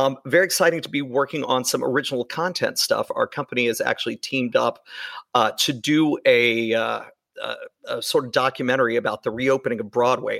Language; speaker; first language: English; native; English